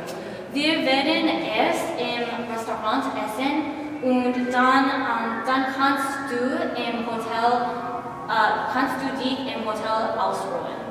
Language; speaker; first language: German; non-native, learner; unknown